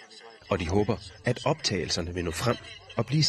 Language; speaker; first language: Danish; native; Danish